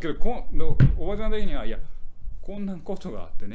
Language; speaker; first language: Japanese; native; Japanese